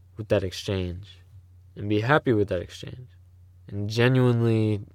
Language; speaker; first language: English; native; English